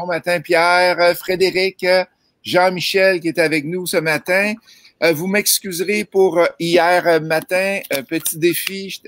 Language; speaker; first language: French; native; French